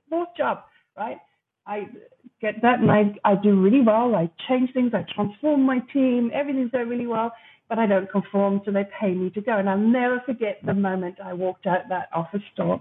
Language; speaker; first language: English; native; English